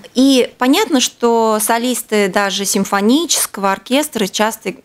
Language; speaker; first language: Russian; native; Russian